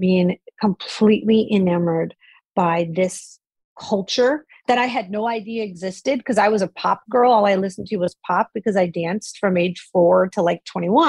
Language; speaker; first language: English; native; English